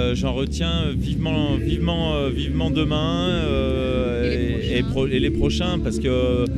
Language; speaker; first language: French; native; French